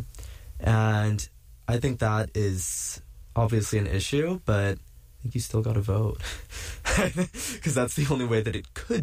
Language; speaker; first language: English; native; English